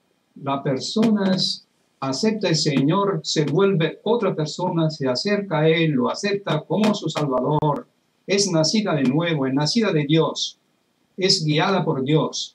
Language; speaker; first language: Spanish; non-native, fluent; Italian